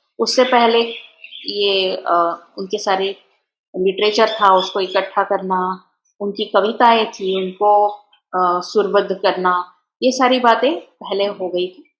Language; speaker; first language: Hindi; non-native, local second language; Marathi